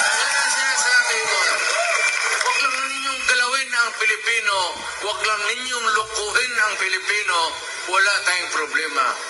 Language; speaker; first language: Filipino; non-native, local second language; Cebuano